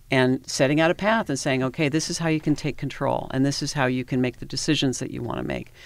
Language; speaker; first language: English; native; English